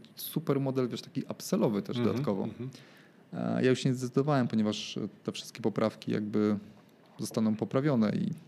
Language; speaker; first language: Polish; native; Polish